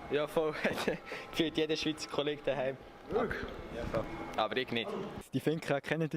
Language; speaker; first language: German; native; German